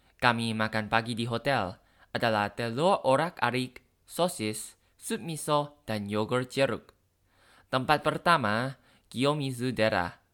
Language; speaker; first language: Indonesian; non-native, learner; Thai